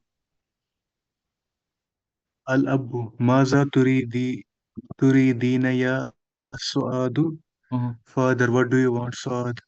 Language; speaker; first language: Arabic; non-native, learner; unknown